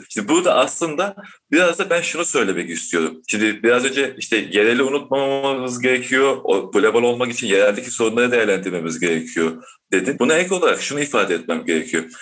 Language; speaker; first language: Turkish; native; Turkish